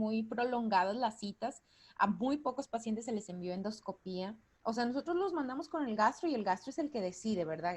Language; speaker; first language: Spanish; native; Spanish